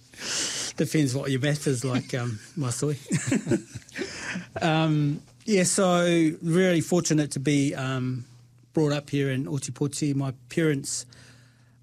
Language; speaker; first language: English; native; English